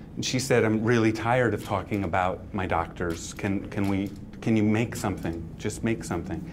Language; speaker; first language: English; native; English